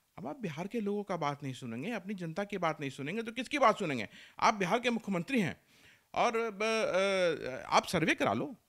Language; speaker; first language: Hindi; native; Hindi